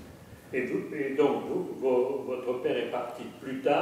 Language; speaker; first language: French; native; French